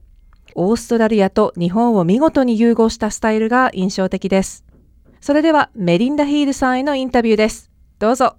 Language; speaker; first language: Japanese; native; Japanese